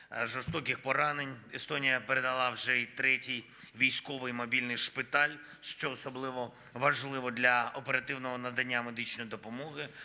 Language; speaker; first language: Ukrainian; non-native, local second language; Russian